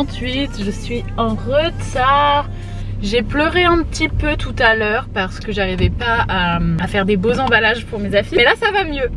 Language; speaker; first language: French; native; French